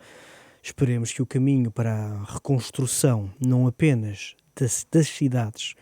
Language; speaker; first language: Portuguese; native; Portuguese